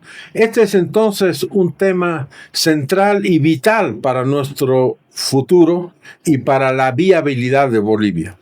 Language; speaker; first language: Spanish; native; Spanish